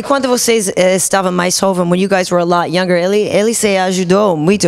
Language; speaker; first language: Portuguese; non-native, learner; English